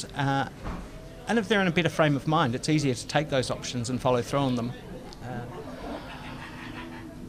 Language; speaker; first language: English; native; English